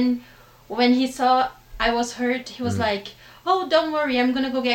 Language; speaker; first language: English; non-native, fluent; Portuguese